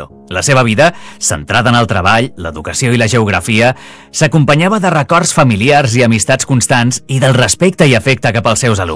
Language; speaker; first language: Catalan; native; Catalan